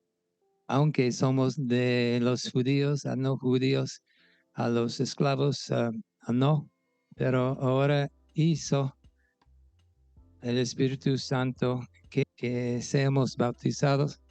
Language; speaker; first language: Spanish; non-native, local second language; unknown